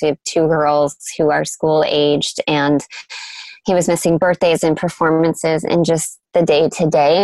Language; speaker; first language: English; native; English